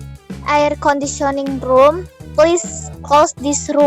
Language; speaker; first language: English; non-native, learner; Indonesian